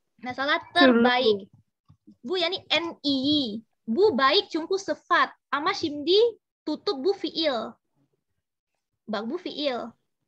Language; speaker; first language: Turkish; non-native, learner; Indonesian